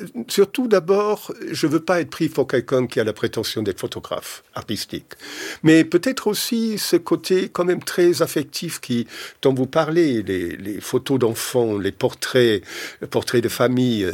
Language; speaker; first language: French; non-native, fluent; German